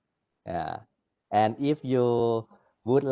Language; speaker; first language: English; non-native, learner; Thai